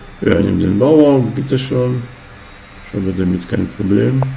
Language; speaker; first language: German; non-native, fluent; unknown